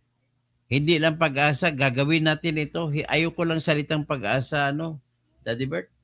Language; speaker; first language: Filipino; native; Filipino